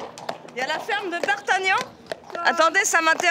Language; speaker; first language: French; native; French